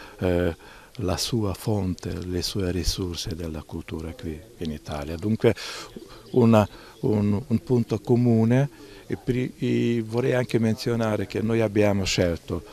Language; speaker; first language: Italian; non-native, fluent; Hungarian